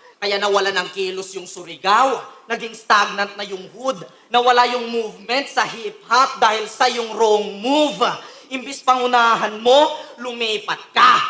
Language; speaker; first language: Filipino; native; Filipino